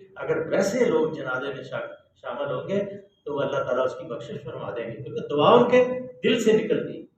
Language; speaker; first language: Urdu; non-native, local second language; Punjabi